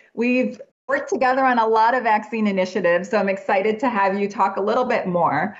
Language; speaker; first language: English; native; English